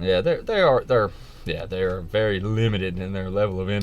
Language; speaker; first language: English; native; English